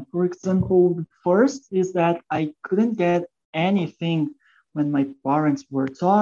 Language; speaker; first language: English; non-native, fluent; Portuguese